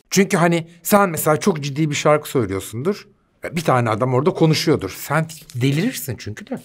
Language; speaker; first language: Turkish; native; Turkish